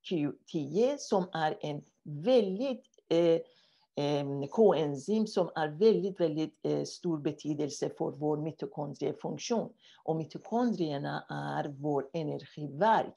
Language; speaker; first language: Swedish; non-native, fluent; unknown